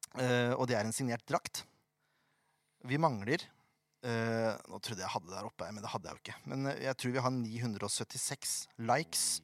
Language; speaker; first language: Norwegian; native; Norwegian